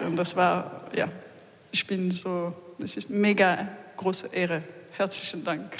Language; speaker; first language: German; non-native, learner; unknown